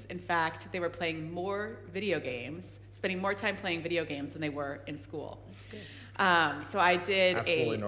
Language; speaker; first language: English; native; English